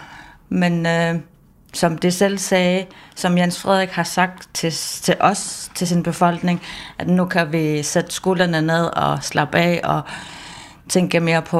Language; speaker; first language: Danish; non-native, local second language; Kalaallisut